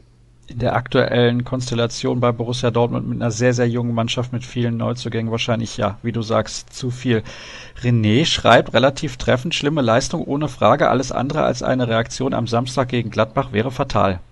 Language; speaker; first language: German; native; German